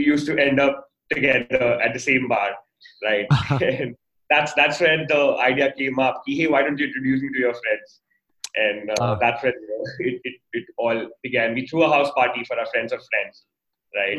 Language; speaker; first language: English; non-native, local second language; Hindi